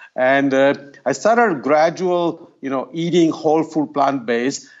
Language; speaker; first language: English; non-native, local second language; Gujarati